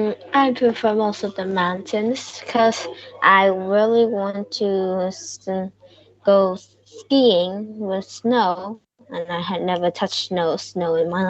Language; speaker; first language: English; non-native, learner; Vietnamese